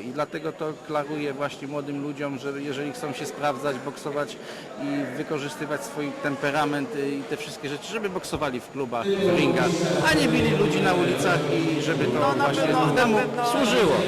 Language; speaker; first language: Polish; native; Polish